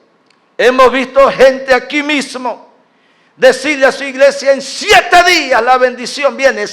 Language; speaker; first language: Spanish; native; Spanish